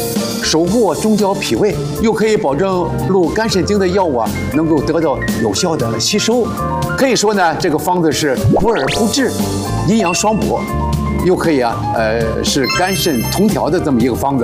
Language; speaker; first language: Chinese; native; Chinese